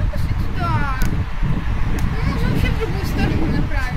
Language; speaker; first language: Russian; native; Russian